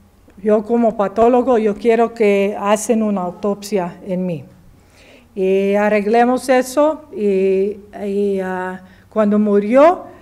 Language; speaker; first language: Spanish; early bilingual, heritage; English